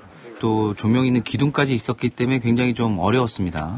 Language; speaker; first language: Korean; native; Korean